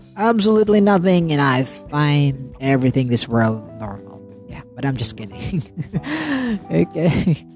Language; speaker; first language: English; non-native, local second language; Filipino